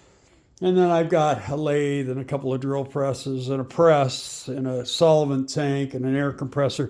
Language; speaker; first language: English; native; English